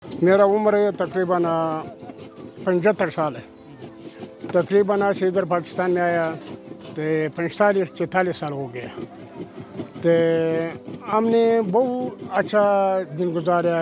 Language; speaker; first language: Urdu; non-native, learner; Pashto